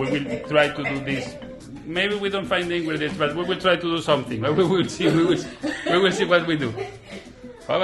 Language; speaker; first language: English; non-native, learner; Spanish